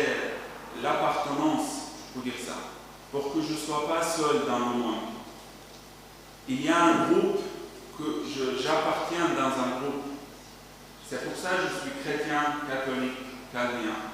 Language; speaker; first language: French; non-native, learner; Arabic